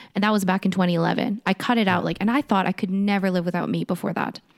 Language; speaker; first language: English; early bilingual, other home language; Korean